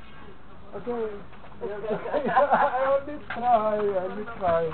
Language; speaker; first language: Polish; non-native, learner; Slovenian